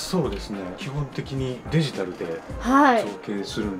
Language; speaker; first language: Japanese; native; Japanese